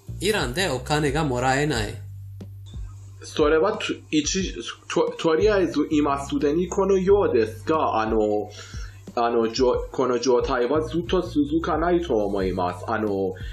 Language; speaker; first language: Japanese; non-native, fluent; Persian